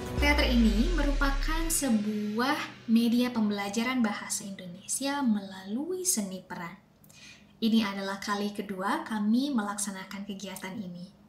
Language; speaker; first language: Indonesian; native; Indonesian